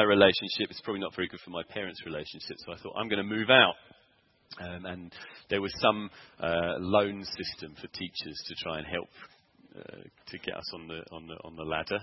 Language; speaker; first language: English; native; English